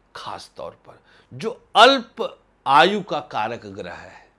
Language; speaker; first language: Hindi; native; Hindi